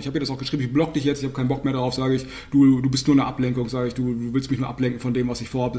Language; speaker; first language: German; native; German